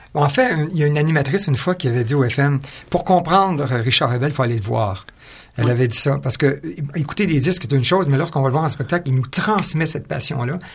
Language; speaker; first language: French; native; French